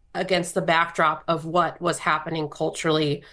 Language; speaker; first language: English; native; English